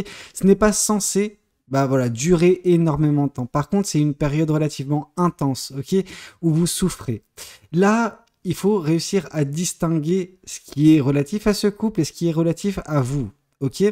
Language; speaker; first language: French; native; French